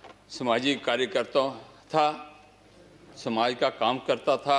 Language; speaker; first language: Hindi; non-native, local second language; Dogri